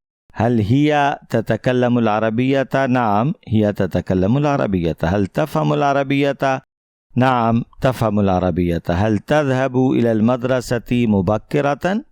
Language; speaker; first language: Arabic; non-native, fluent; Urdu